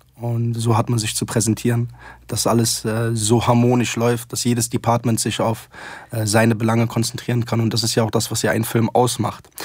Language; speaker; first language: German; early bilingual, other home language; Arabic